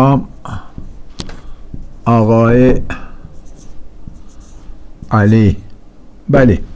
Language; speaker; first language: Persian; non-native, fluent; Urdu